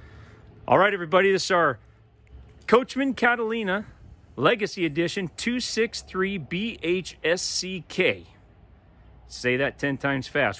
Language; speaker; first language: English; native; English